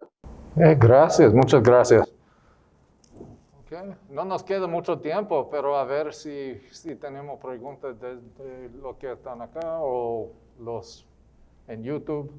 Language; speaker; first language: Spanish; non-native, fluent; English